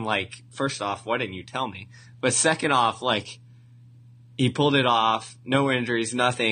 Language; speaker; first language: English; native; English